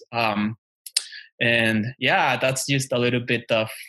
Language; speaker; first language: English; non-native, fluent; Spanish